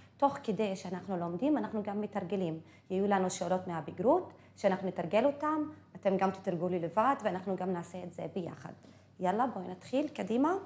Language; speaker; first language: Hebrew; non-native, local second language; Arabic